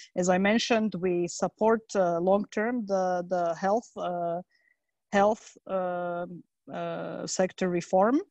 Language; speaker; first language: English; non-native, fluent; Slovak